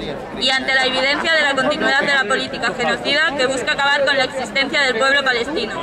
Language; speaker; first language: Spanish; native; Spanish